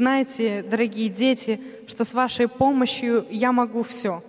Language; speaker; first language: Russian; native; Russian